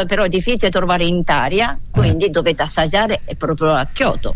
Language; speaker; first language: Italian; non-native, learner; Japanese